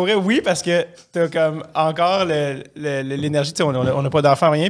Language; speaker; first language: French; native; French